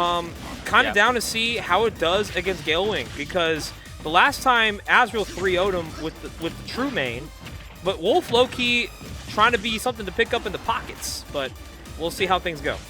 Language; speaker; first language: English; native; English